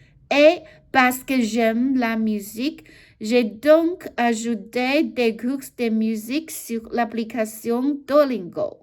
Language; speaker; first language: French; non-native, learner; Chinese